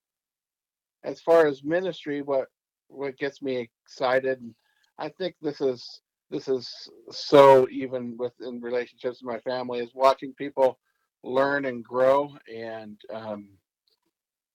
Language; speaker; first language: English; native; English